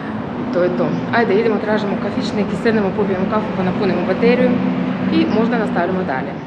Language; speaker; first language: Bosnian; non-native, fluent; Russian